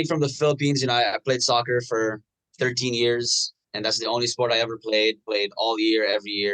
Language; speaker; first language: English; non-native, local second language; Filipino